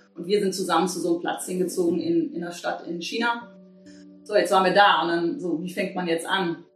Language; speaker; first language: German; native; German